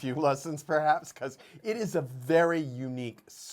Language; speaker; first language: English; native; English